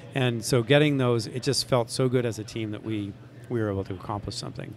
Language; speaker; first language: English; native; English